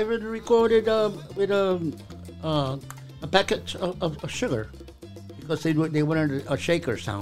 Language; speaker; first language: English; early bilingual, other home language; Spanish